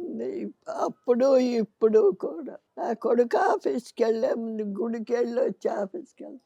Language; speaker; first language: Telugu; native; Telugu